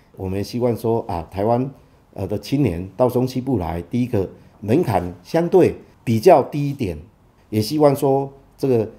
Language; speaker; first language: Chinese; native; Chinese